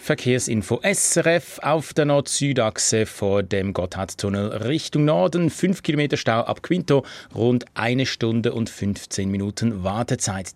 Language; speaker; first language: German; native; German